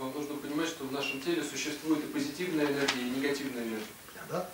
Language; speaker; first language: Russian; native; Russian